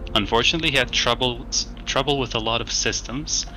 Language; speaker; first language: English; non-native, fluent; Greek